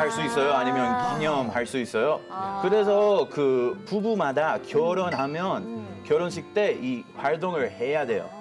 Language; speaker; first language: Korean; non-native, learner; Hebrew